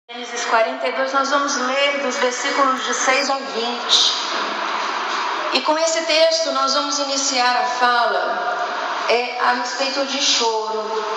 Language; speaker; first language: Portuguese; native; Portuguese